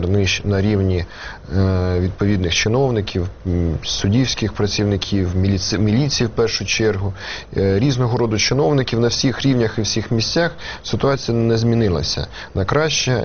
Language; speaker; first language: Ukrainian; native; Ukrainian